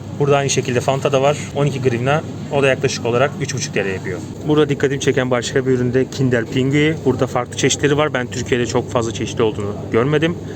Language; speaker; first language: Turkish; native; Turkish